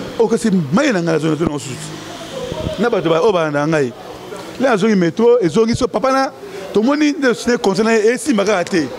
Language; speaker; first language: Lingala; non-native, local second language; Luba-Lulua